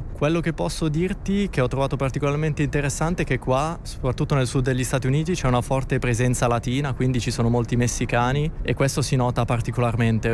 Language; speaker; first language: Italian; native; Italian